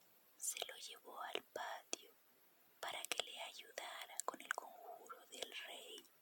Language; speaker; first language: Spanish; native; Spanish